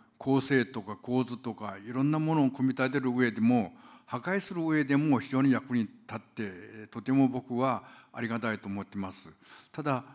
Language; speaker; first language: Japanese; non-native, fluent; Korean